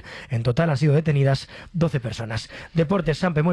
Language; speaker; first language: Spanish; native; Spanish